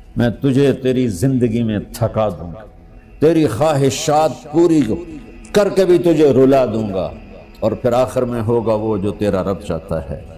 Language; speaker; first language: Urdu; non-native, local second language; Punjabi